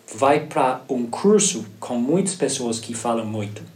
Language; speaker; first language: Portuguese; non-native, fluent; English